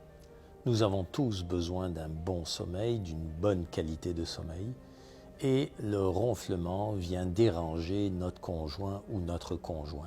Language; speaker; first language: French; native; French